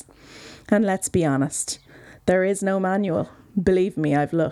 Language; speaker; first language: English; native; English